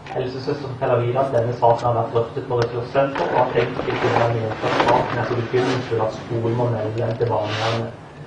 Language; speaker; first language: Norwegian; native; Norwegian